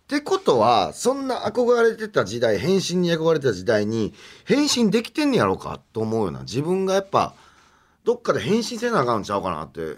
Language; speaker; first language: Japanese; native; Japanese